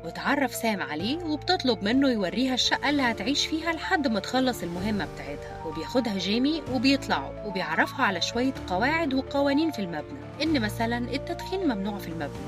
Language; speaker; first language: Arabic; native; Arabic